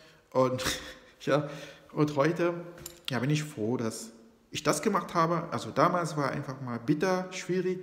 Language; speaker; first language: German; non-native, fluent; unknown